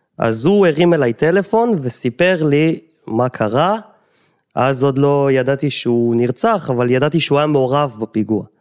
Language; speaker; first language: Hebrew; native; Hebrew